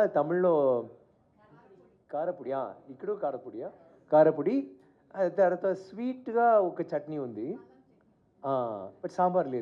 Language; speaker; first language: Telugu; non-native, learner; Tamil